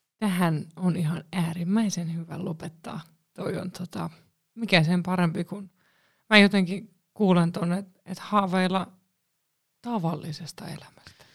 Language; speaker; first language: Finnish; native; Finnish